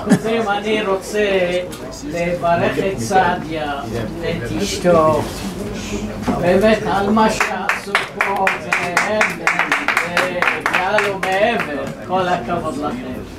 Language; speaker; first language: Hebrew; non-native, fluent; French